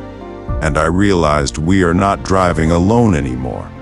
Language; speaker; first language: English; non-native, fluent; Czech